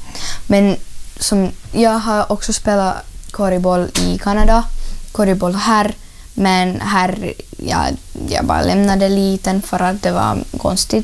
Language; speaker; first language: Swedish; non-native, learner; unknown